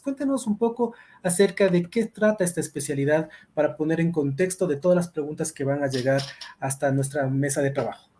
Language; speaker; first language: Spanish; native; Spanish